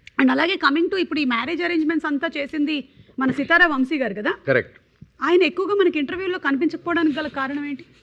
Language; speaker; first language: Telugu; native; Telugu